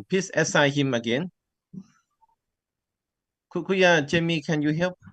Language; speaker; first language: English; non-native, learner; Thai